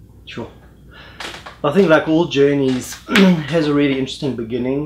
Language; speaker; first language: English; native; English